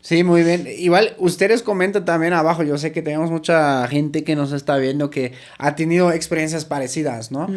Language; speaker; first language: Spanish; native; Spanish